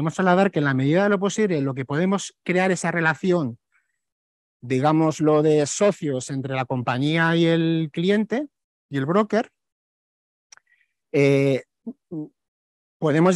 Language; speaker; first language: Spanish; native; Spanish